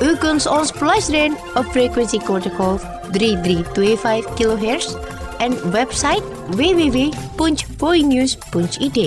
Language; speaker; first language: Dutch; non-native, fluent; Indonesian